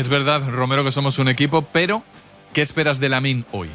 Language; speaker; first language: Spanish; native; Spanish